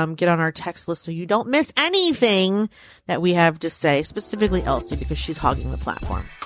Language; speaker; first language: English; native; English